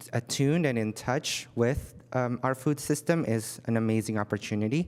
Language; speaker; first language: English; non-native, fluent; Indonesian